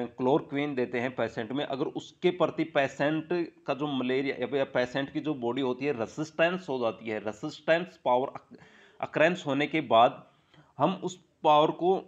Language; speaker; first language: Hindi; native; Hindi